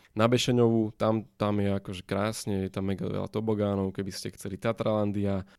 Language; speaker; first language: Slovak; native; Slovak